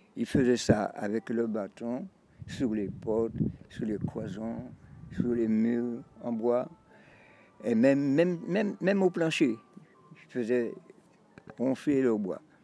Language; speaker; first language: French; native; French